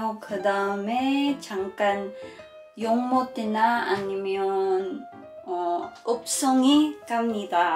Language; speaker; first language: Korean; non-native, learner; Cebuano